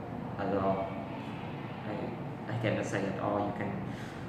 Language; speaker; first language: English; non-native, learner; Vietnamese